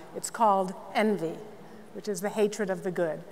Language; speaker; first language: English; native; English